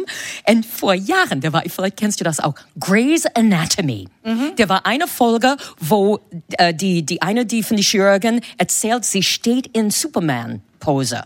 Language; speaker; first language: German; non-native, fluent; English